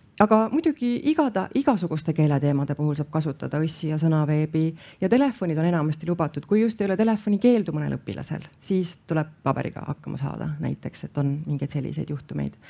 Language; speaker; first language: Estonian; native; Estonian